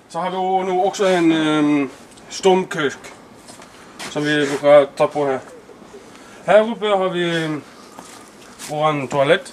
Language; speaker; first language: Norwegian; non-native, learner; Swedish